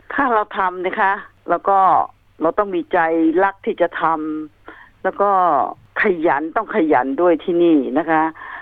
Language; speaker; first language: Thai; native; Thai